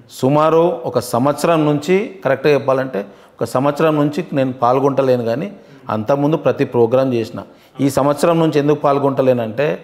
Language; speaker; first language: Telugu; native; Telugu